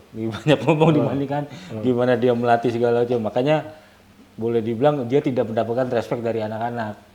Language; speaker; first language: Indonesian; native; Indonesian